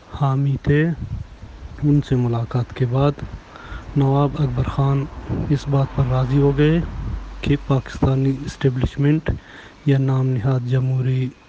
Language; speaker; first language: Urdu; non-native, local second language; Baluchi